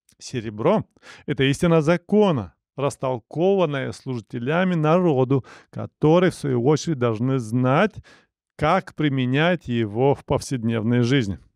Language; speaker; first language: Russian; non-native, local second language; Romanian